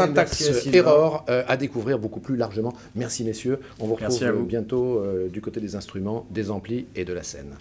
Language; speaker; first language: French; native; French